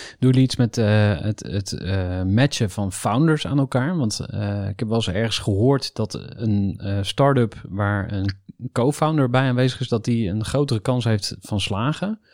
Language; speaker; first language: Dutch; native; Dutch